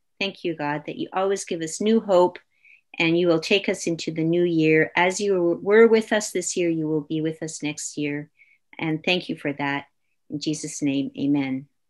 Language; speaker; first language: English; non-native, local second language; German